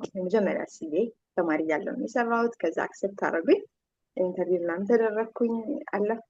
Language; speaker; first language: Amharic; native; Amharic